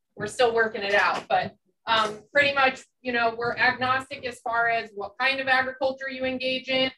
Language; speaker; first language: English; native; English